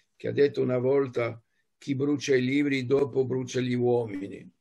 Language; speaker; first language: Italian; non-native, fluent; Arabic